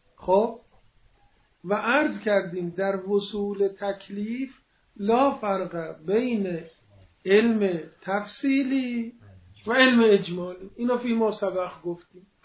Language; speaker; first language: Persian; non-native, local second language; Azerbaijani